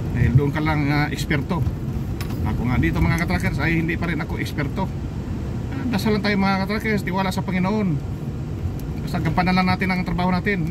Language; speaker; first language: Filipino; non-native, local second language; Cebuano